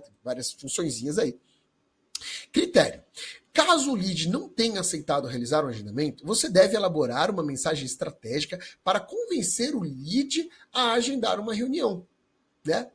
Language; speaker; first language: Portuguese; native; Portuguese